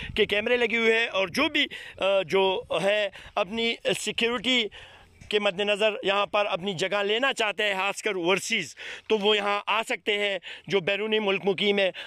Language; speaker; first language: Urdu; non-native, local second language; Pashto